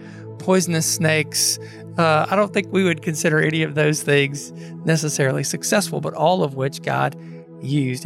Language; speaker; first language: English; native; English